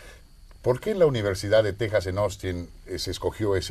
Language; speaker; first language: Spanish; native; Spanish